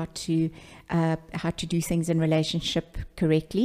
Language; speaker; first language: English; native; English